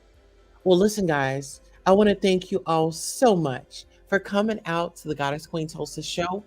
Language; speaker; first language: English; native; English